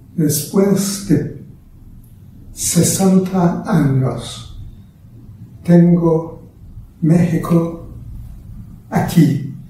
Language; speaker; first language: Spanish; non-native, learner; English